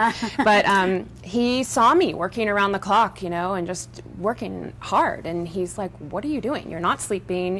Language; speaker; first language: English; native; English